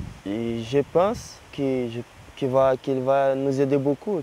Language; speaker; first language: French; non-native, learner; Portuguese